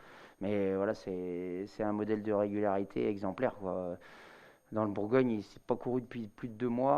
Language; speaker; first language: French; native; French